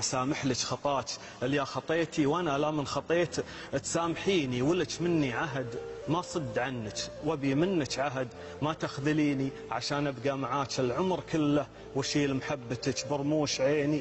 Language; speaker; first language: Arabic; native; Arabic